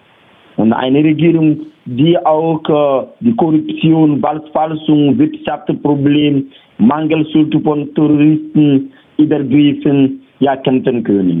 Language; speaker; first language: German; non-native, learner; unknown